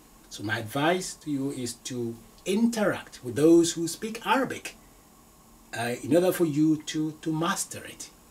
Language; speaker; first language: English; non-native, local second language; Yoruba